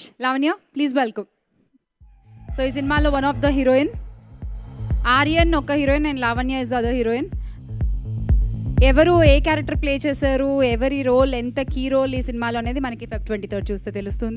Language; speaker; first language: Telugu; native; Telugu